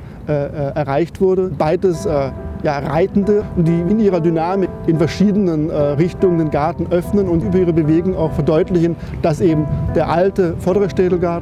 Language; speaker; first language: German; native; German